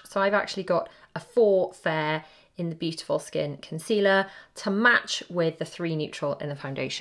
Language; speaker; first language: English; native; English